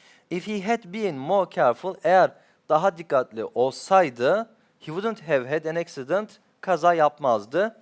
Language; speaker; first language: English; non-native, fluent; Turkish